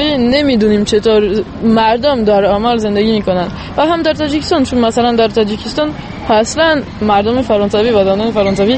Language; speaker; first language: Persian; non-native, fluent; French